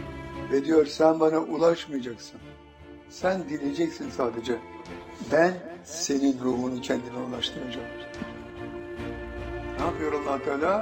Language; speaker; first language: Turkish; native; Turkish